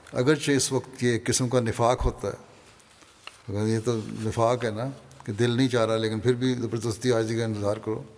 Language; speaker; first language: Urdu; native; Urdu